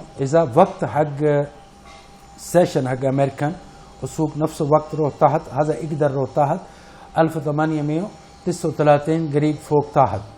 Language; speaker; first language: Arabic; non-native, learner; Urdu